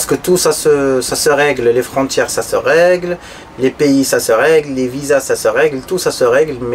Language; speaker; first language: French; non-native, local second language; Arabic